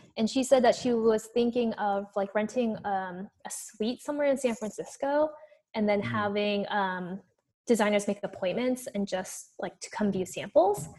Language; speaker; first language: English; native; English